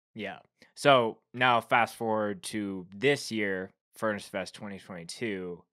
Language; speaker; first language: English; native; English